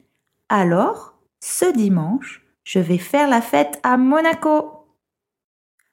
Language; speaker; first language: French; non-native, fluent; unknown